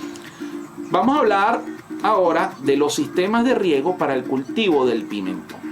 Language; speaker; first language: Spanish; native; Spanish